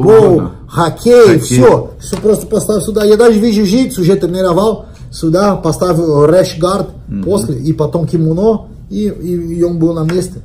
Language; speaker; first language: Russian; non-native, learner; Portuguese